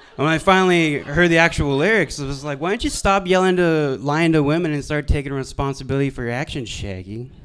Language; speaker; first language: English; native; English